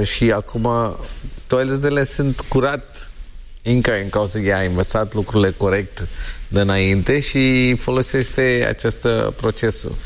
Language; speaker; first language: Romanian; non-native, learner; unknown